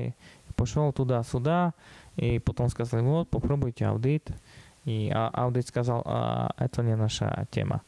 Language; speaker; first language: Russian; non-native, fluent; Slovak